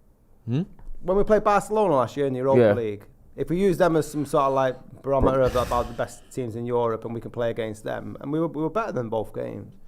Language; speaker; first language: English; native; English